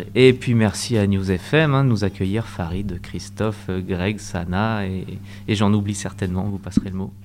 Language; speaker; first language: French; native; French